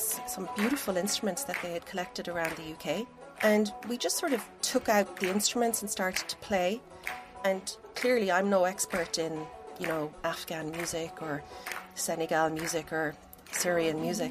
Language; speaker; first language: English; native; English